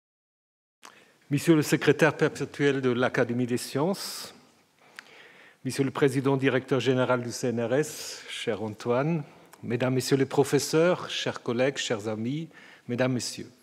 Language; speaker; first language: French; native; French